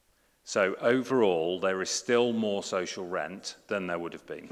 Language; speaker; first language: English; native; English